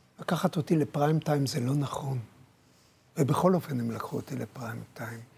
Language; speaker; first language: Hebrew; native; Hebrew